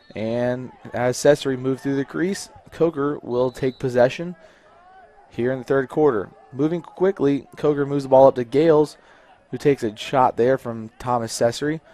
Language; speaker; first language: English; native; English